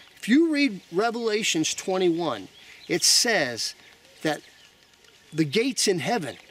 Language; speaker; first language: English; native; English